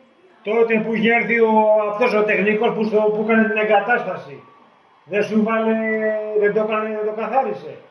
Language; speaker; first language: Greek; native; Greek